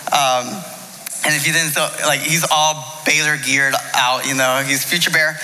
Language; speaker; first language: English; native; English